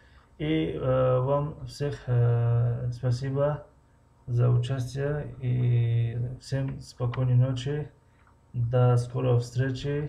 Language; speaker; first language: Russian; non-native, fluent; Tajik